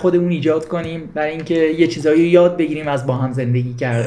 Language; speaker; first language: Persian; early bilingual, heritage; Persian